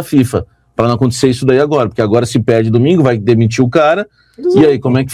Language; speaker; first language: Portuguese; native; Portuguese